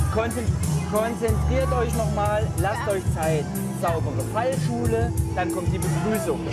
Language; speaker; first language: German; native; German